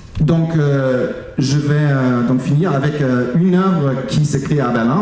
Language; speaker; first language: French; non-native, fluent; German